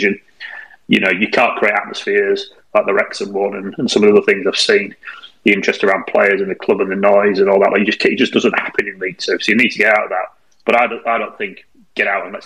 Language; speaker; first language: English; native; English